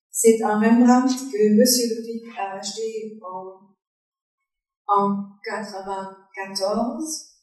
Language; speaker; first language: French; non-native, fluent; German